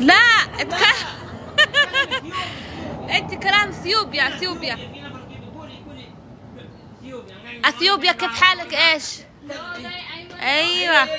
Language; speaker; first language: Arabic; non-native, learner; Tigrinya